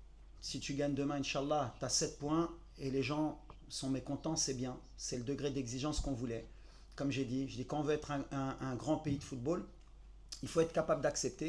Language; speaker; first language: French; native; French